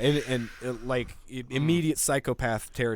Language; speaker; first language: English; native; English